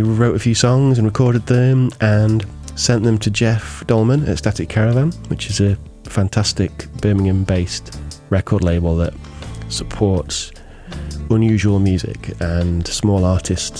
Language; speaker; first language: English; native; English